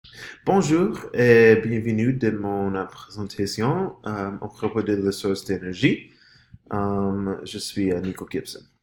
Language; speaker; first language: French; non-native, learner; English